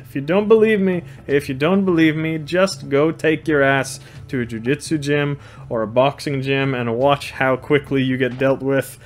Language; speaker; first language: English; non-native, fluent; Swedish